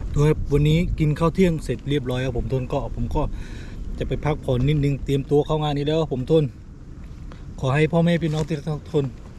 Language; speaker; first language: Thai; native; Thai